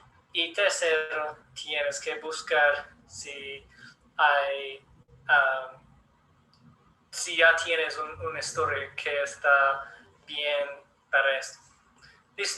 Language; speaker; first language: Spanish; non-native, learner; English